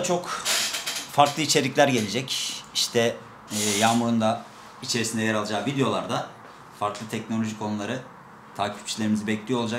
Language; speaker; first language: Turkish; native; Turkish